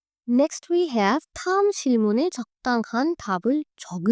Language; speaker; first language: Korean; non-native, fluent; Hindi